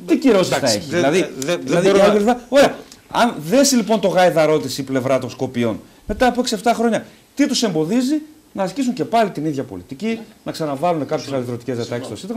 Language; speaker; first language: Greek; native; Greek